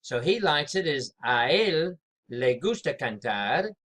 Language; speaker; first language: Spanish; non-native, fluent; English